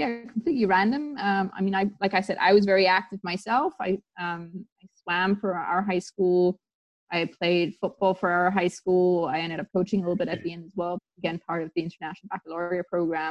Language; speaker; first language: English; non-native, local second language; German